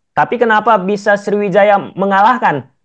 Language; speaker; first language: Indonesian; native; Indonesian